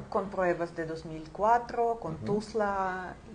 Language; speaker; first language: Spanish; non-native, fluent; Ukrainian